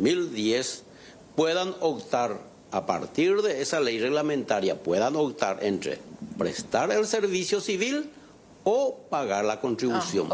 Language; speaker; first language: Spanish; native; Spanish